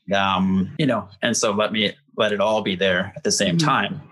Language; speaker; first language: English; native; English